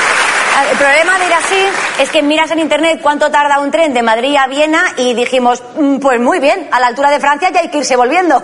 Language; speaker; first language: Spanish; native; Spanish